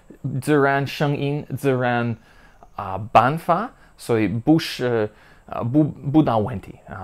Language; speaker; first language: Chinese; non-native, learner; English